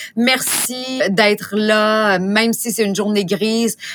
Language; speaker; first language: French; native; French